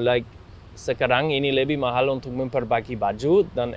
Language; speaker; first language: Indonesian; non-native, fluent; German